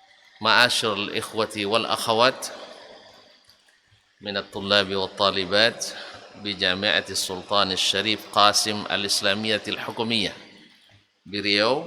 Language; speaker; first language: Arabic; non-native, fluent; Indonesian